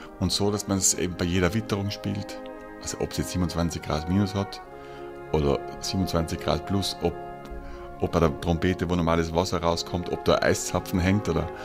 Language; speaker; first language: German; native; German